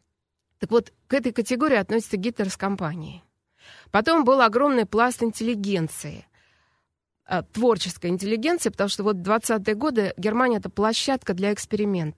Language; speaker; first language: Russian; native; Russian